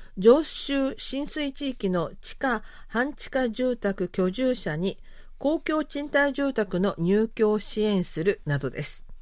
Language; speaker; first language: Japanese; native; Japanese